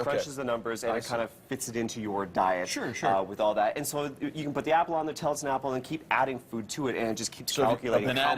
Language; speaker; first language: English; native; English